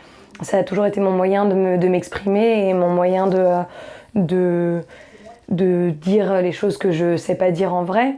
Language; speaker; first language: French; native; French